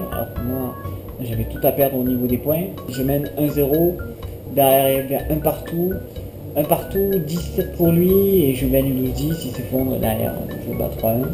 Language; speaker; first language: French; native; French